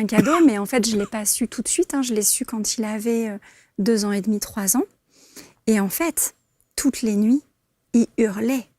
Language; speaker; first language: French; native; French